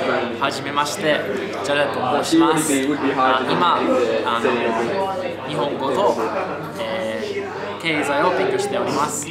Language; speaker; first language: Japanese; non-native, learner; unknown